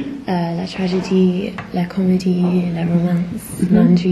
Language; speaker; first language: French; non-native, learner; English